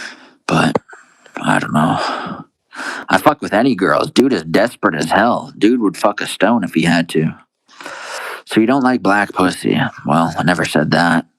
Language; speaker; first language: English; native; English